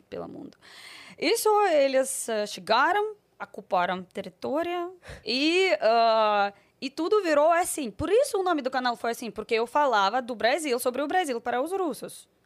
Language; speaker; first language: Portuguese; non-native, fluent; Russian